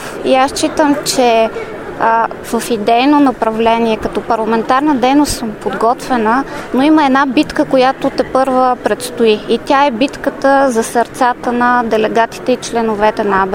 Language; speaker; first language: Bulgarian; native; Bulgarian